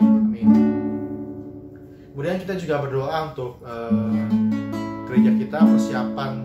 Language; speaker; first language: Indonesian; native; Indonesian